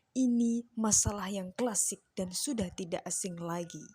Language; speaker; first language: Indonesian; native; Indonesian